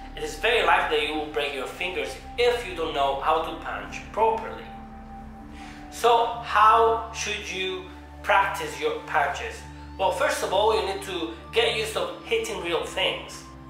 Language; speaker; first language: English; non-native, fluent; Italian